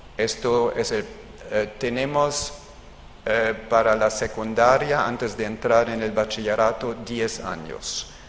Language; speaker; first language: Spanish; non-native, fluent; German